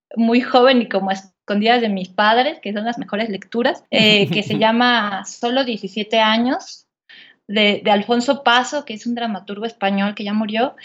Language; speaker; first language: Spanish; native; Spanish